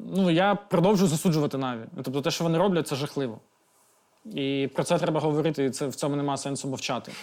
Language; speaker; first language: Ukrainian; non-native, local second language; Russian